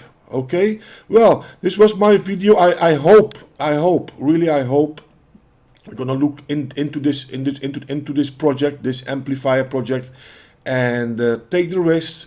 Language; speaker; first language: English; non-native, fluent; Dutch